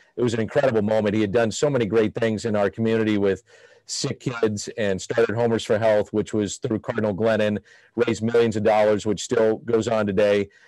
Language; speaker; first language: English; native; English